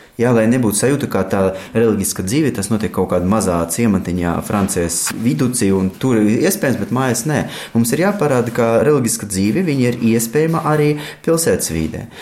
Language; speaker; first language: Latvian; non-native, fluent; Russian